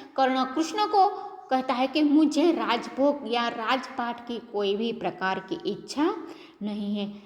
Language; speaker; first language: Hindi; non-native, local second language; Gujarati